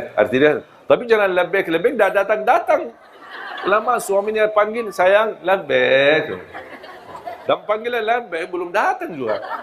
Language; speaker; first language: Malay; non-native, fluent; Arabic